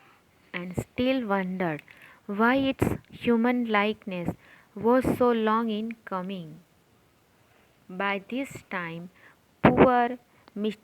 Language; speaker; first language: English; non-native, local second language; Gujarati